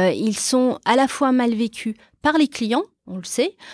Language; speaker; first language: French; early bilingual, other home language; Portuguese